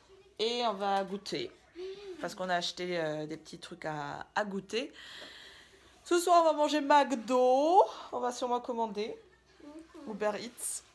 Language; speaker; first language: French; early bilingual, other home language; Russian